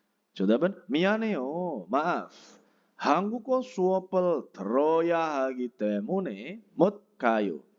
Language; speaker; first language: Korean; non-native, fluent; Indonesian